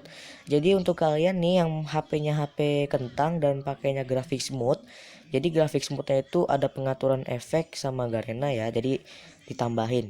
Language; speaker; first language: Indonesian; native; Indonesian